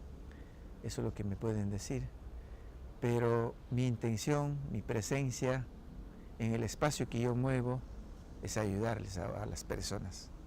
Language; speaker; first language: Spanish; non-native, local second language; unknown